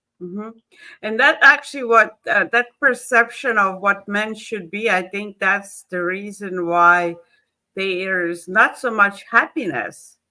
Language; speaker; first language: English; non-native, fluent; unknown